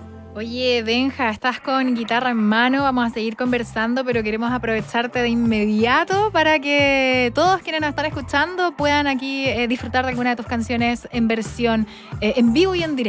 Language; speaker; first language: Spanish; native; Spanish